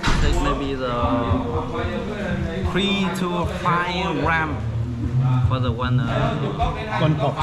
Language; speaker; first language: English; non-native, learner; Vietnamese